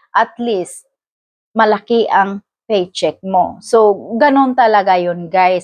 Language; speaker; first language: Filipino; non-native, local second language; Cebuano